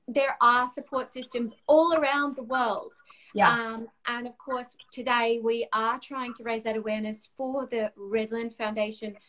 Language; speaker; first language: English; native; English